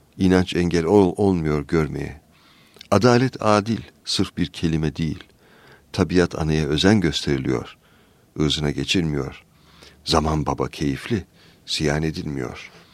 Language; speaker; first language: Turkish; native; Turkish